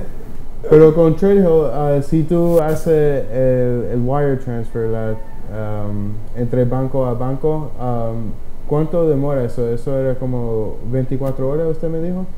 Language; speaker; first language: Spanish; early bilingual, heritage; Spanish